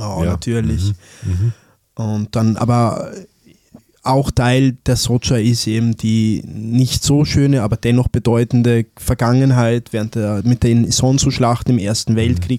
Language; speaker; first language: German; early bilingual, other home language; Italian